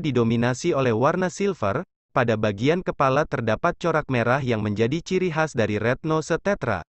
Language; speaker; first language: Indonesian; native; Indonesian